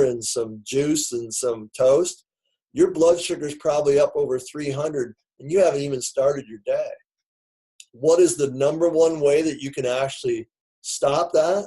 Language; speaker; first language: English; native; English